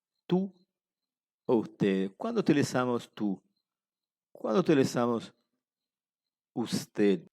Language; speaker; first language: Spanish; non-native, fluent; Portuguese